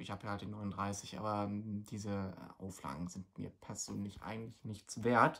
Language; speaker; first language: German; native; German